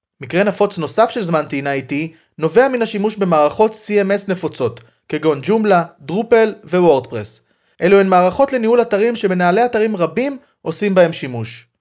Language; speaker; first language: Hebrew; native; Hebrew